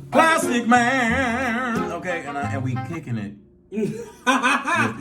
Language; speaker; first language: English; native; English